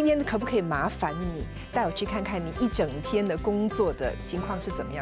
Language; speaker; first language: Chinese; native; Chinese